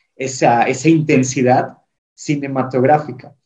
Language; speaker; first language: Spanish; native; Spanish